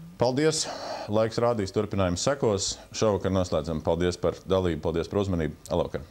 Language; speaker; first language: Latvian; native; Latvian